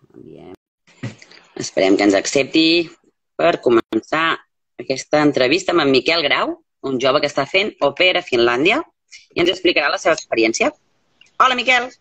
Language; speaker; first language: Catalan; native; Catalan